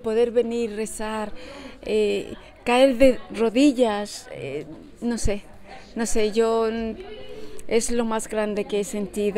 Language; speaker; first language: Spanish; early bilingual, heritage; Spanish